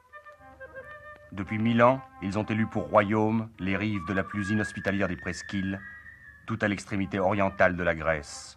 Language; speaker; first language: French; native; French